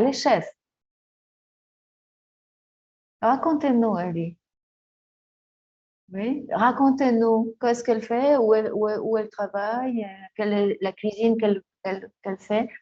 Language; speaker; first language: French; non-native, fluent; Spanish